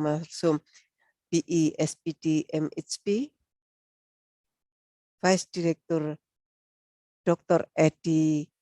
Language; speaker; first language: English; non-native, learner; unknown